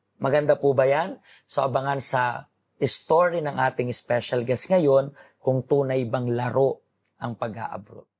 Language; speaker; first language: Filipino; native; Filipino